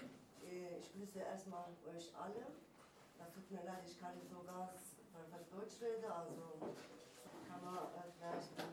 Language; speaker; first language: German; non-native, learner; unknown